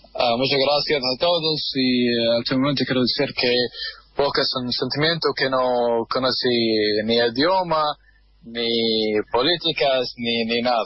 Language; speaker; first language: Spanish; non-native, learner; Arabic